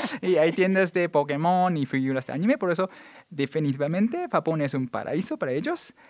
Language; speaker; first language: Spanish; non-native, fluent; Japanese